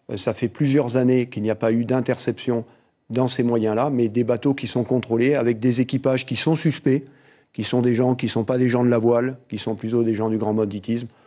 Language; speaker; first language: French; native; French